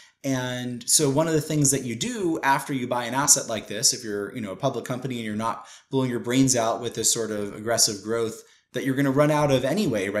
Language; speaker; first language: English; native; English